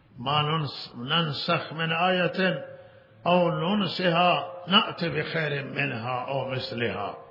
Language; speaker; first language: Persian; non-native, local second language; Baluchi